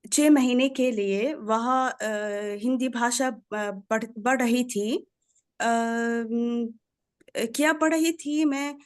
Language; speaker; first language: Hindi; non-native, fluent; Arabic